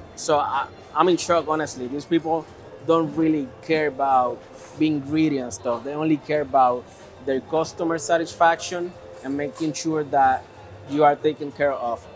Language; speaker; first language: English; native; English